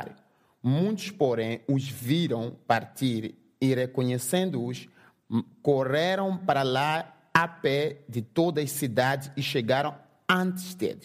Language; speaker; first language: English; non-native, learner; Portuguese